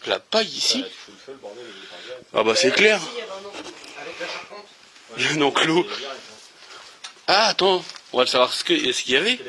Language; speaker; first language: French; native; French